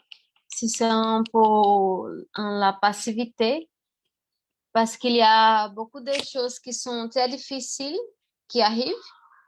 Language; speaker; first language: French; non-native, fluent; Portuguese